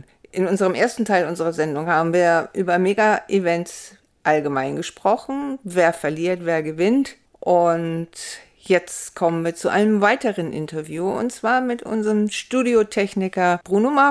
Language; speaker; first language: German; native; German